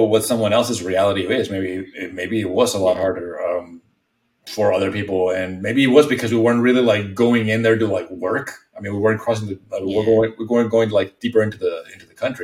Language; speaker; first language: English; non-native, fluent; Spanish